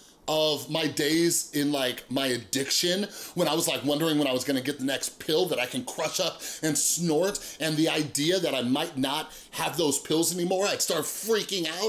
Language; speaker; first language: English; native; English